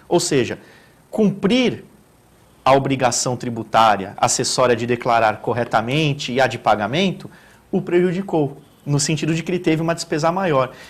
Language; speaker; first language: Portuguese; native; Portuguese